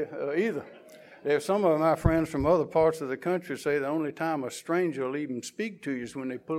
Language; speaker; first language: English; native; English